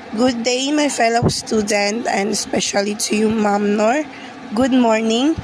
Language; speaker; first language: English; non-native, local second language; Filipino